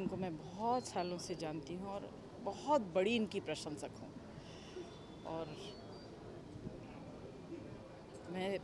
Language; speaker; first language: Hindi; native; Hindi